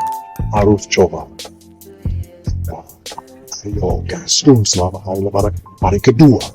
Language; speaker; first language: Indonesian; non-native, learner; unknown